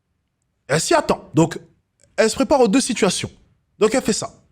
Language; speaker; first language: French; native; French